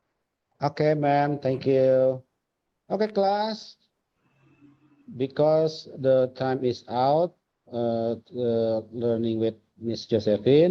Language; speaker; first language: English; non-native, learner; Indonesian